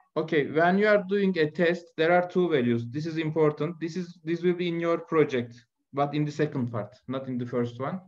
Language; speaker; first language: English; non-native, fluent; Turkish